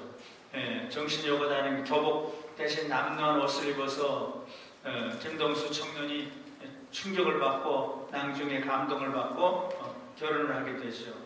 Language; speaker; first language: Korean; native; Korean